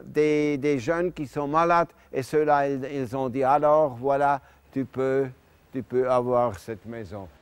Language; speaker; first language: French; non-native, local second language; German